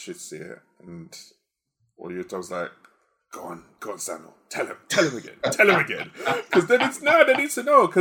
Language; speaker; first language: English; non-native, local second language; Yoruba